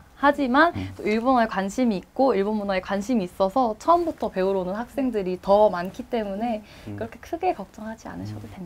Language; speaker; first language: Korean; native; Korean